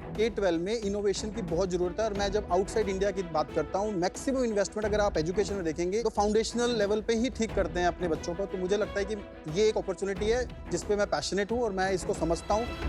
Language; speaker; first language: Hindi; native; Hindi